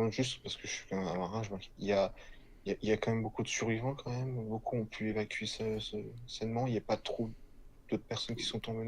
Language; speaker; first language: French; native; French